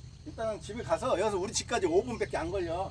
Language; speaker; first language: Korean; native; Korean